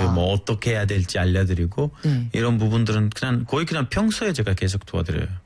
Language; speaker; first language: Korean; non-native, fluent; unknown